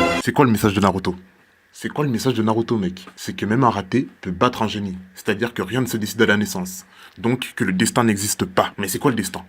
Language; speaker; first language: French; native; French